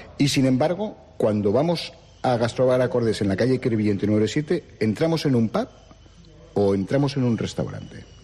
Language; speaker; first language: Spanish; native; Spanish